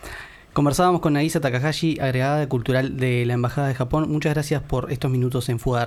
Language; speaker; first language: Spanish; native; Spanish